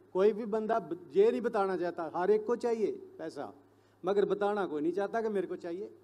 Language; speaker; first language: Hindi; non-native, local second language; Punjabi